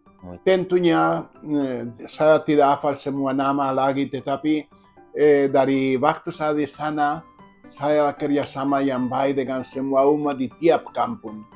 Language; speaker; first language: Indonesian; non-native, fluent; Spanish